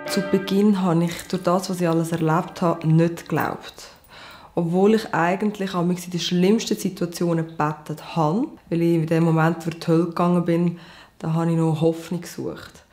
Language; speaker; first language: German; early bilingual, other home language; Portuguese